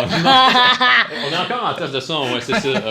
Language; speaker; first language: French; native; French